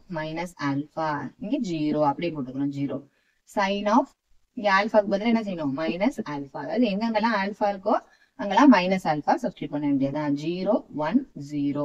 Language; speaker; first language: Tamil; native; Tamil